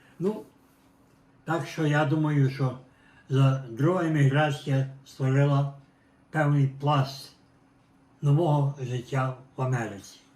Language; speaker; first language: Ukrainian; native; Ukrainian